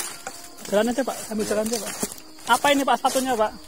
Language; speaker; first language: Indonesian; native; Indonesian